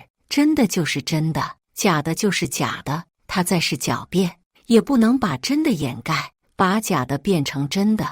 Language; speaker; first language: Chinese; native; Chinese